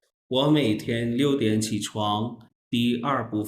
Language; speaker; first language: Chinese; non-native, fluent; Urdu